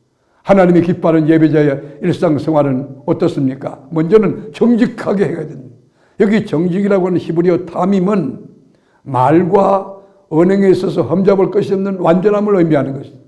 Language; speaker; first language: Korean; native; Korean